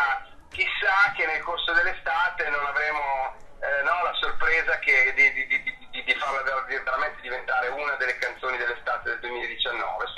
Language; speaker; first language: Italian; native; Italian